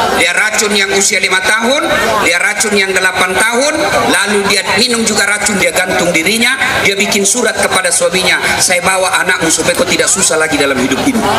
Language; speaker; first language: Indonesian; non-native, local second language; Buginese